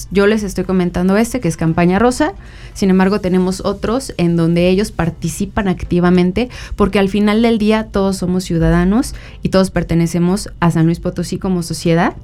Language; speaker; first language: Spanish; native; Spanish